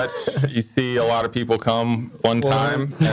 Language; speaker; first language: English; native; English